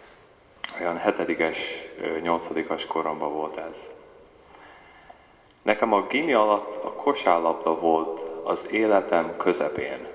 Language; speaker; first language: Hungarian; early bilingual, heritage; Hungarian